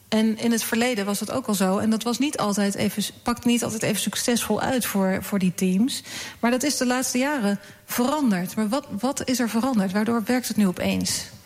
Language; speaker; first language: Dutch; native; Dutch